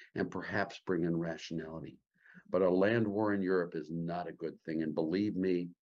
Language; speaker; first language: English; native; English